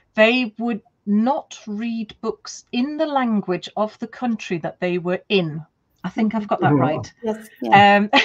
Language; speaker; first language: English; non-native, fluent; German